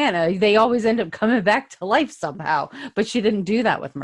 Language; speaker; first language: English; native; English